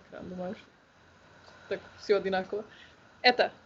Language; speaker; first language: Russian; non-native, learner; Slovenian